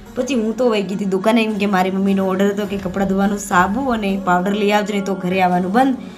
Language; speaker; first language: Gujarati; non-native, local second language; Bhili